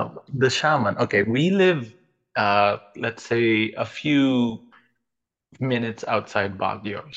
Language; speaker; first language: English; non-native, local second language; Filipino